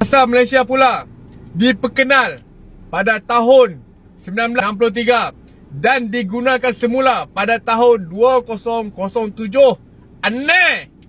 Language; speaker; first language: Malay; native; Malay